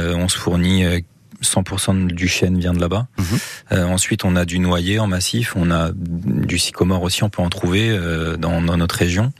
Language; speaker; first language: French; native; French